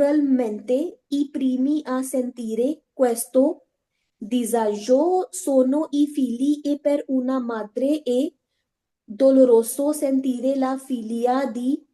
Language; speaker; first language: Italian; non-native, learner; Hindi